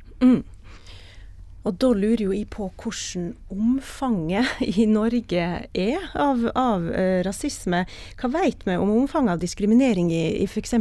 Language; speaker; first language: Norwegian; native; Norwegian